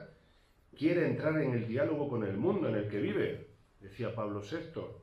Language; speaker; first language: Spanish; native; Spanish